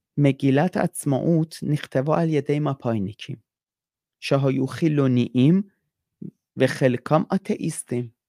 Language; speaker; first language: Hebrew; non-native, fluent; Persian